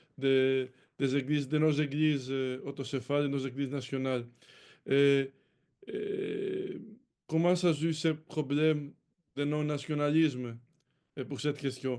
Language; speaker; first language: French; non-native, fluent; Greek